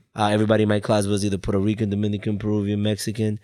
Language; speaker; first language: English; early bilingual, other home language; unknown